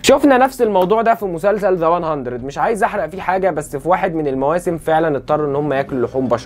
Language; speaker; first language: Arabic; native; Arabic